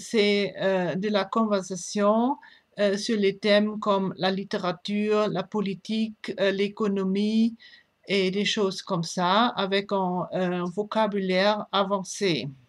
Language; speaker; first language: French; non-native, fluent; German